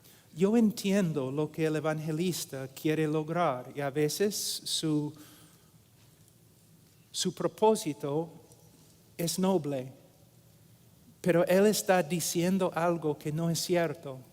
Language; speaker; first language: Spanish; non-native, fluent; English